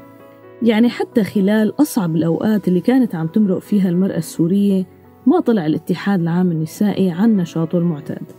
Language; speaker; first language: Arabic; native; Arabic